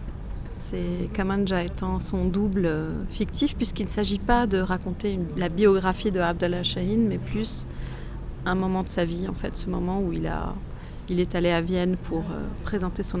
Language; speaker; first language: French; non-native, local second language; Arabic